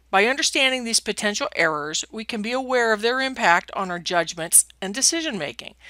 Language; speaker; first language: English; native; English